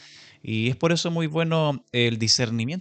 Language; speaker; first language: Spanish; native; Spanish